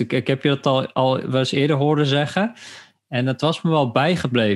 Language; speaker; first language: Dutch; native; Dutch